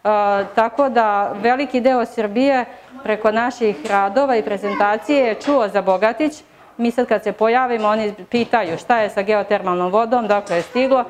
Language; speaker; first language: Serbian; native; Serbian